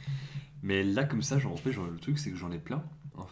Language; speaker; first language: French; native; French